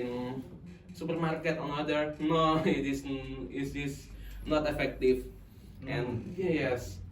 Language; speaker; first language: English; non-native, local second language; Indonesian